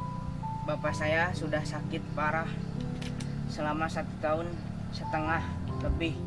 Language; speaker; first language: Indonesian; non-native, local second language; Javanese